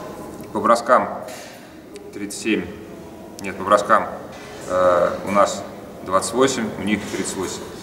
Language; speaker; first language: Russian; native; Russian